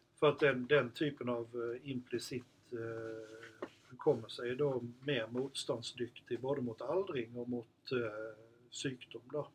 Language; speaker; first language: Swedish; native; Swedish